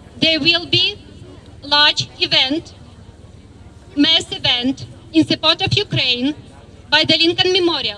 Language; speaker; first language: English; non-native, fluent; Ukrainian